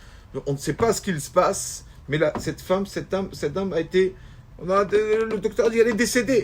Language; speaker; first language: French; native; French